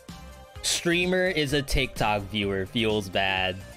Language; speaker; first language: English; native; English